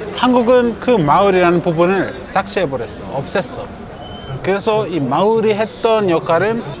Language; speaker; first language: Korean; non-native, fluent; English